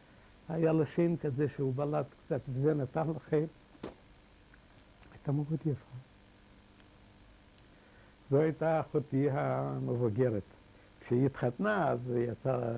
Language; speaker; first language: Hebrew; non-native, fluent; Yiddish